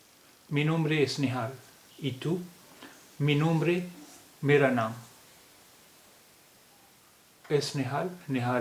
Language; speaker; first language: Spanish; non-native, fluent; Urdu